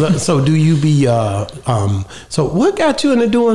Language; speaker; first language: English; native; English